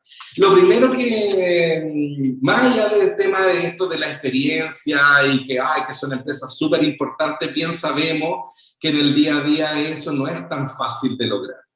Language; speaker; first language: Spanish; native; Spanish